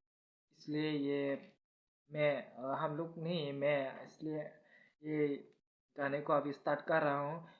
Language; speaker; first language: Hindi; non-native, local second language; Kok Borok